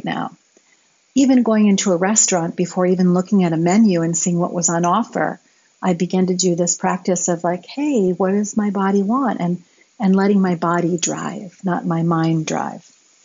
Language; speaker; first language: English; native; English